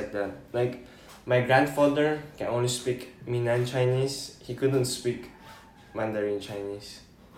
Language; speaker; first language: English; non-native, local second language; Filipino